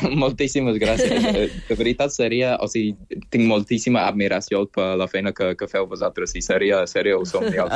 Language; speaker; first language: Catalan; non-native, fluent; English